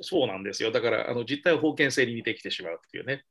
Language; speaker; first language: Japanese; native; Japanese